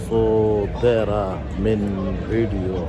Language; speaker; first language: Norwegian; non-native, learner; Bangla